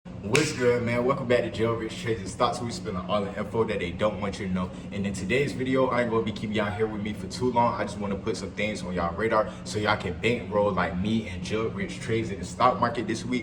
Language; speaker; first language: English; native; English